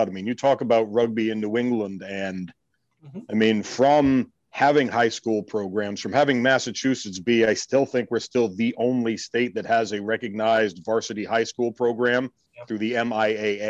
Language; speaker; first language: English; native; English